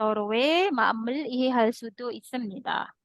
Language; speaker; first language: Korean; non-native, fluent; Indonesian